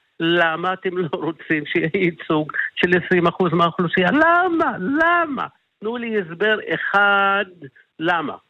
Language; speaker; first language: Hebrew; non-native, local second language; Arabic